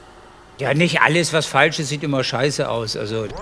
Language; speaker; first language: German; native; German